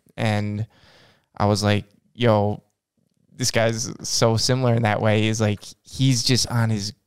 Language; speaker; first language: Norwegian; non-native, learner; English